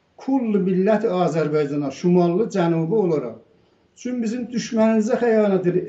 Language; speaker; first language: Azerbaijani; native; Azerbaijani